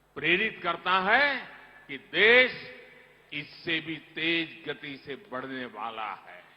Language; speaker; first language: Hindi; non-native, local second language; Gujarati